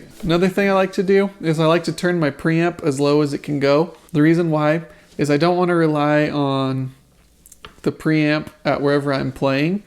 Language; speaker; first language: English; native; English